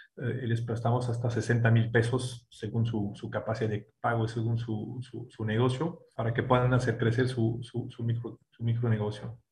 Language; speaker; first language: Spanish; non-native, fluent; French